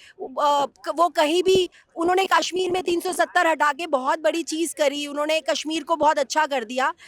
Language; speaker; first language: Hindi; native; Hindi